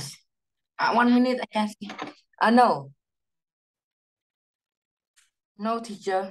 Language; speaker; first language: English; non-native, learner; Vietnamese